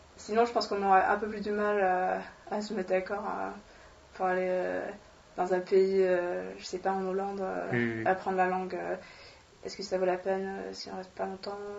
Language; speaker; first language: French; non-native, fluent; Swedish